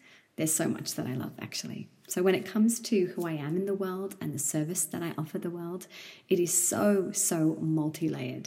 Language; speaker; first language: English; native; English